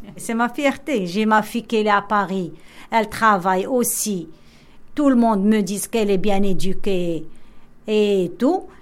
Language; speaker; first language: French; non-native, local second language; Arabic